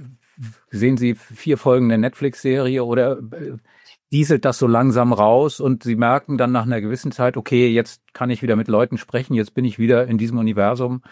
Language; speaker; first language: German; native; German